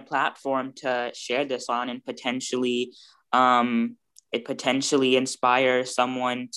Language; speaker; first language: English; early bilingual, other home language; Bangla